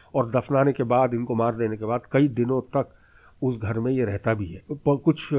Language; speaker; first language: Hindi; native; Hindi